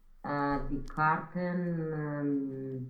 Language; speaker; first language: German; non-native, learner; Romanian